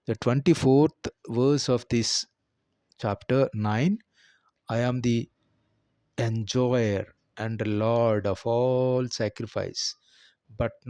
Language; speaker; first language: English; non-native, local second language; Telugu